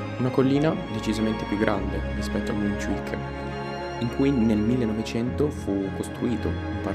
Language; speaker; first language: Italian; native; Italian